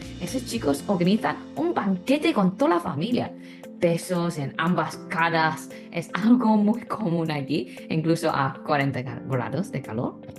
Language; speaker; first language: Spanish; non-native, fluent; Chinese